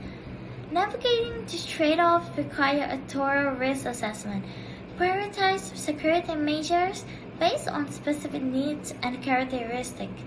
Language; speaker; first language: English; non-native, local second language; Malay